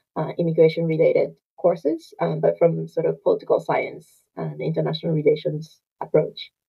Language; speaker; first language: English; non-native, fluent; Japanese